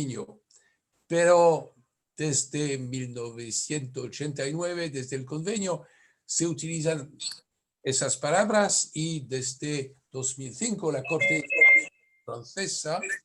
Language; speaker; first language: Spanish; non-native, fluent; French